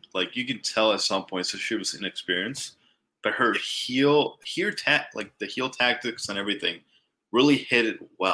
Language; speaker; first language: English; non-native, fluent; Spanish